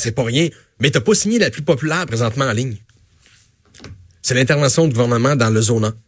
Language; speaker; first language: French; native; French